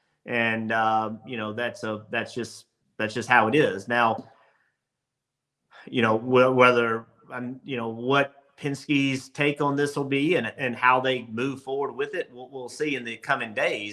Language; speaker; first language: English; native; English